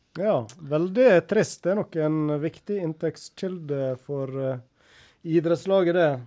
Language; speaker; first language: Norwegian; native; Norwegian